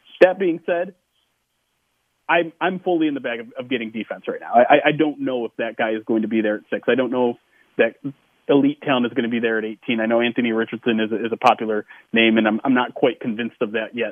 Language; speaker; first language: English; native; English